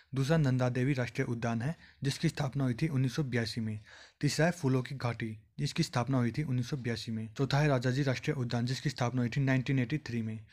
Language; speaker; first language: Hindi; native; Hindi